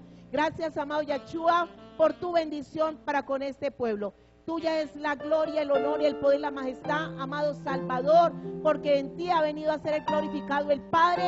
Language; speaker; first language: Spanish; native; Spanish